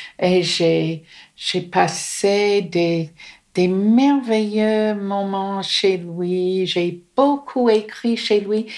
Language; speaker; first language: French; non-native, fluent; English